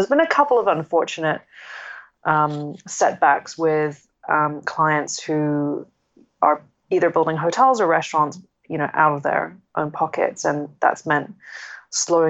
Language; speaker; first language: English; non-native, local second language; Cantonese